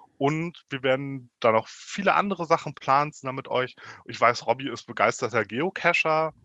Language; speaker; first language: German; native; German